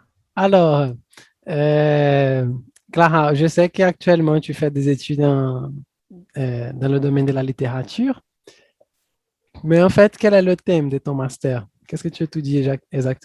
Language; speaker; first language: French; non-native, fluent; Portuguese